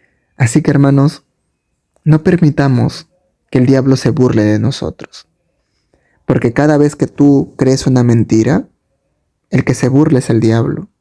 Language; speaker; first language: Spanish; native; Spanish